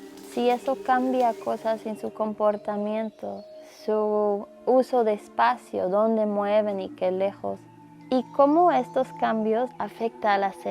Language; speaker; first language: Spanish; non-native, fluent; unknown